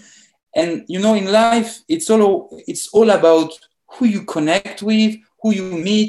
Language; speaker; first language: English; non-native, fluent; French